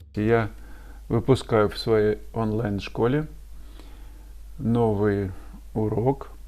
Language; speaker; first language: Russian; native; Russian